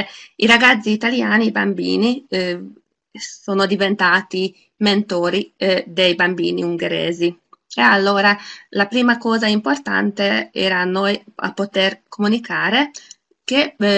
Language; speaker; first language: Italian; non-native, fluent; Hungarian